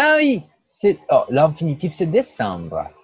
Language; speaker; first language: French; non-native, fluent; Portuguese